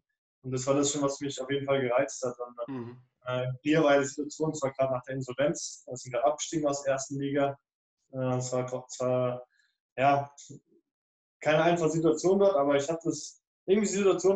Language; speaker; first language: German; native; German